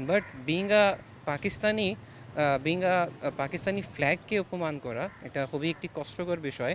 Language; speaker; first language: Bangla; non-native, fluent; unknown